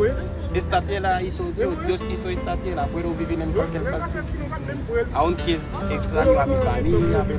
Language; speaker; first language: Spanish; non-native, learner; Haitian Creole